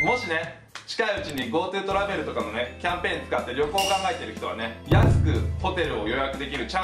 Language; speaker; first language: Japanese; native; Japanese